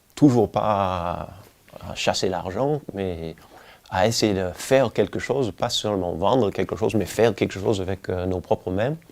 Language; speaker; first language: French; non-native, fluent; English